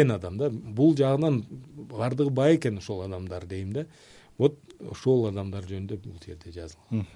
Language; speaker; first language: Kyrgyz; non-native, local second language; Uzbek